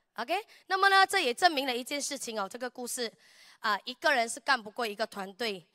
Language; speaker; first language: Chinese; native; Chinese